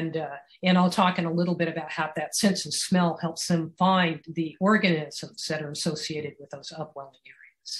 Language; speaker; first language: English; native; English